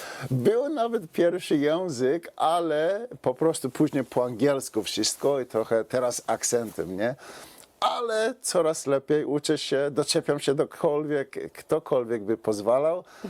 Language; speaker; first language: Polish; non-native, fluent; English